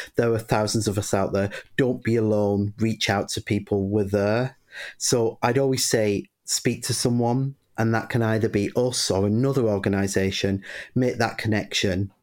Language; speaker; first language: English; native; English